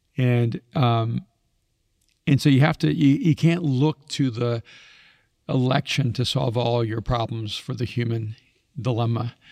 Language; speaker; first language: English; early bilingual, other home language; Spanish